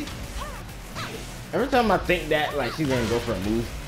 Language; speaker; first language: English; native; English